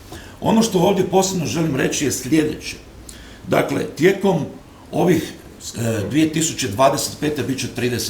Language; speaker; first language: Croatian; native; Croatian